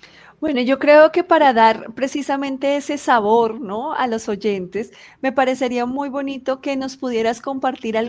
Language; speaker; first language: Spanish; native; Spanish